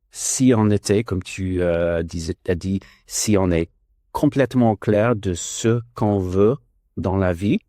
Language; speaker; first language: French; non-native, learner; English